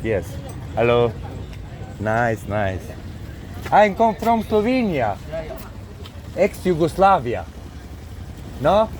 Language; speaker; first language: English; non-native, learner; Slovenian